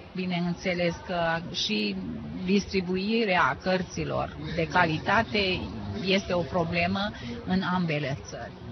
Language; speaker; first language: Romanian; non-native, local second language; Hungarian